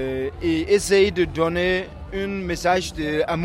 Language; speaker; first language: French; non-native, learner; Danish